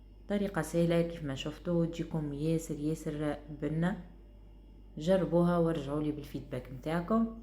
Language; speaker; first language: Arabic; native; Arabic